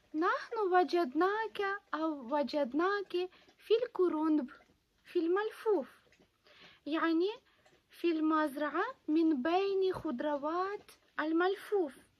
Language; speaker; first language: Arabic; non-native, fluent; Ukrainian